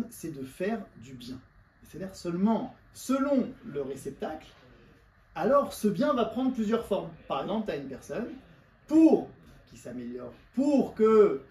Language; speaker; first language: French; native; French